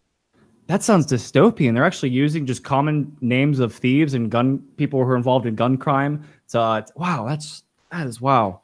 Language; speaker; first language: English; native; English